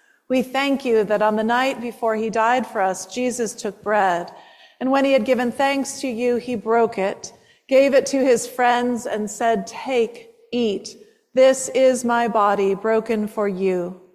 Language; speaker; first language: English; native; English